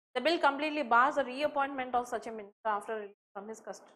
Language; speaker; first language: English; non-native, local second language; Telugu